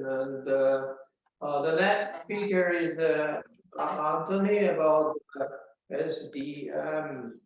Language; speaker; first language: English; non-native, learner; Latvian